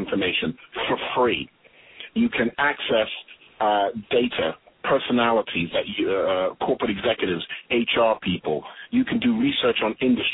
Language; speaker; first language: English; native; English